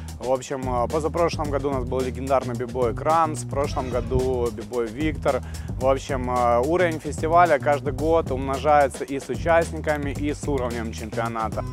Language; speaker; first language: Russian; native; Russian